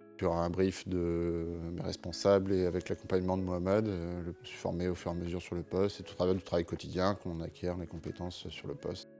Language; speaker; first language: French; native; French